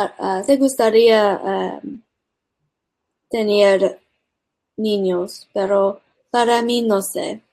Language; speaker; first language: Spanish; early bilingual, heritage; English